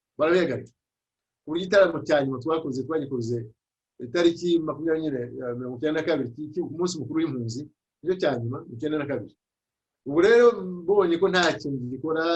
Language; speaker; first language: Kinyarwanda; early bilingual, heritage; Kinyarwanda